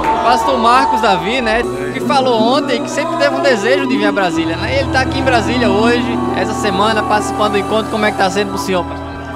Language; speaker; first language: Portuguese; native; Portuguese